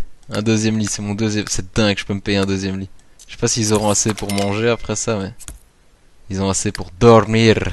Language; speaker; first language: French; native; French